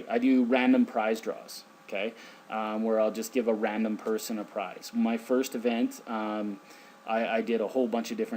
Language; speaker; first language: English; native; English